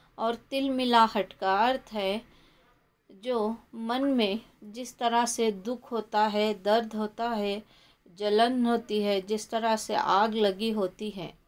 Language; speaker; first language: Hindi; non-native, local second language; Kannada